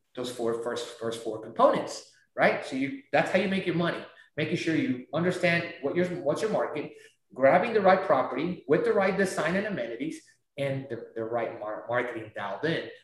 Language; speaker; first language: English; non-native, fluent; Spanish